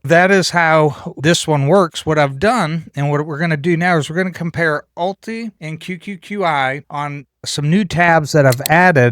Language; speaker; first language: English; native; English